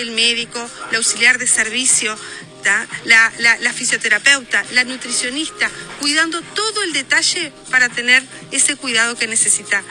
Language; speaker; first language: Spanish; native; Spanish